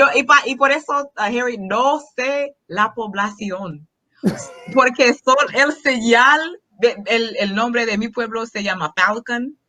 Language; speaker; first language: Spanish; non-native, fluent; English